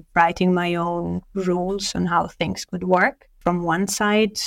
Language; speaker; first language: English; non-native, fluent; Italian